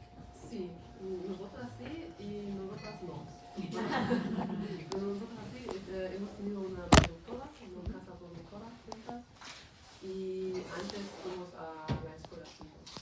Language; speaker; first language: Spanish; non-native, fluent; German